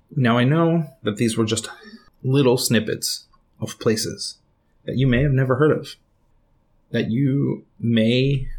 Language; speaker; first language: English; native; English